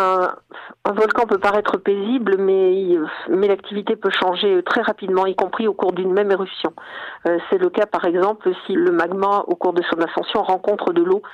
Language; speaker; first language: French; native; French